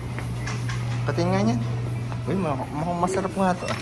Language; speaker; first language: Filipino; native; Filipino